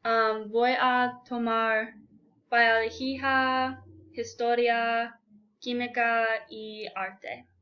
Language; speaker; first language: Spanish; non-native, learner; English